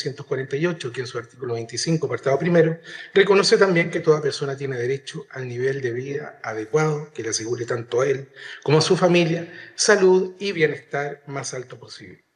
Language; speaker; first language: Spanish; native; Spanish